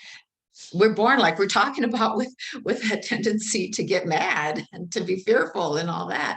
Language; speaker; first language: English; native; English